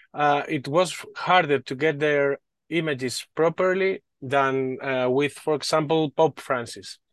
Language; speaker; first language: English; non-native, learner; Spanish